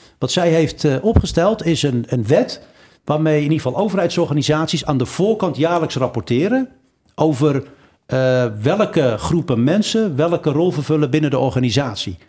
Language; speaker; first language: Dutch; early bilingual, other home language; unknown